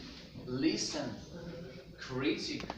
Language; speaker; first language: English; non-native, learner; Russian